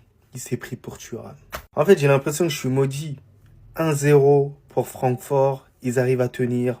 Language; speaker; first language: French; native; French